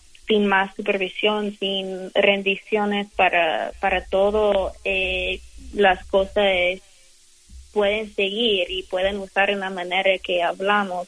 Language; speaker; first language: Spanish; non-native, learner; English